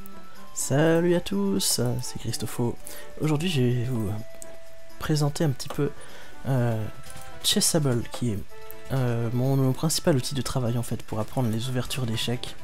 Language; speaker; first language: French; native; French